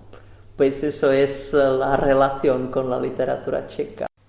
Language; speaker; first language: Spanish; non-native, fluent; Czech